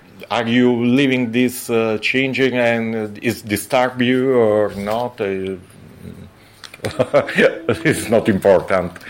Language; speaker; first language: English; non-native, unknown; Italian